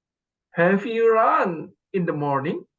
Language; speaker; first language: English; non-native, learner; Indonesian